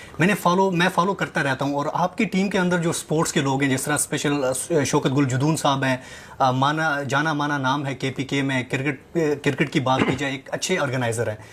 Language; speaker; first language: Urdu; non-native, local second language; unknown